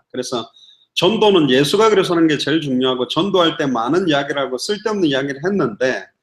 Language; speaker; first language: Korean; native; Korean